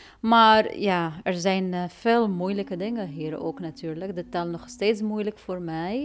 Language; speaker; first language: Dutch; non-native, learner; Arabic